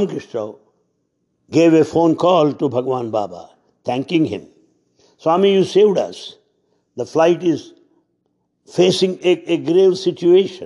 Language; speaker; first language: English; non-native, local second language; Telugu